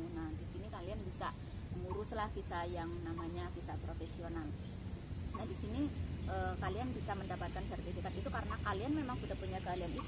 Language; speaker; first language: Indonesian; native; Indonesian